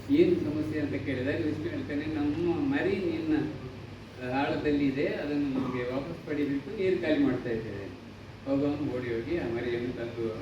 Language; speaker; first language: Kannada; non-native, local second language; Tulu